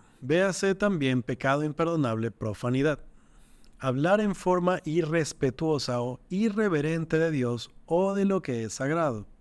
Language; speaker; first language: Spanish; native; Spanish